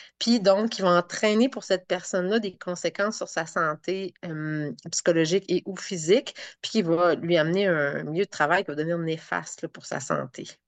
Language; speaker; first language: French; native; French